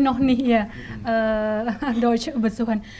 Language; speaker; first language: German; non-native, learner; Indonesian